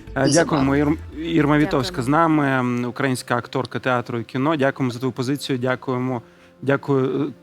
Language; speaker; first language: Ukrainian; non-native, local second language; Russian